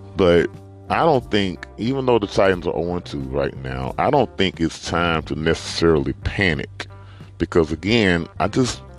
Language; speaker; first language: English; native; English